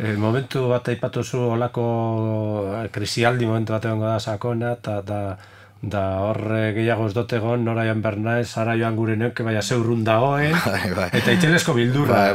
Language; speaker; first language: Basque; native; Basque